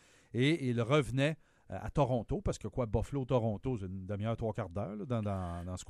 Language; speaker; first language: French; native; French